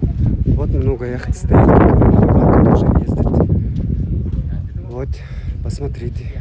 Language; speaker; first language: Russian; non-native, learner; Arabic